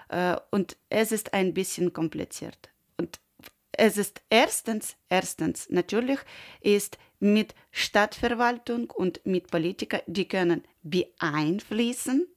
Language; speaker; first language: German; non-native, learner; Ukrainian